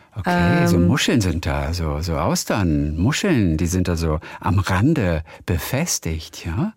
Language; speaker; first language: German; native; German